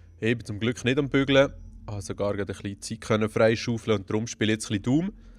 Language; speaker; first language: German; native; German